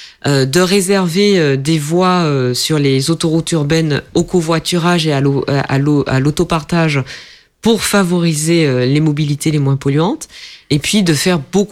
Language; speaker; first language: French; native; French